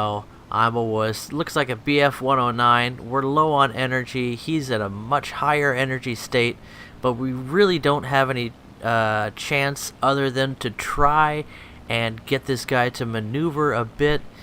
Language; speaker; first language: English; native; English